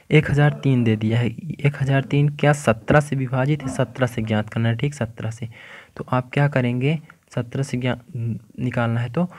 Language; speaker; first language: Hindi; native; Hindi